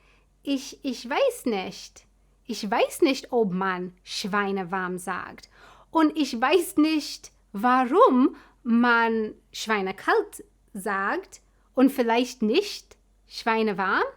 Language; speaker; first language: German; non-native, fluent; English